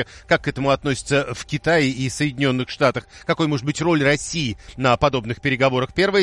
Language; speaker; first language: Russian; native; Russian